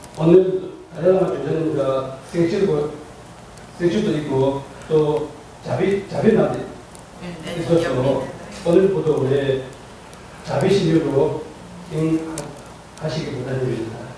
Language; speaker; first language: Korean; non-native, learner; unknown